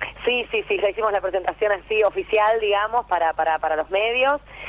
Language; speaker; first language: Spanish; native; Spanish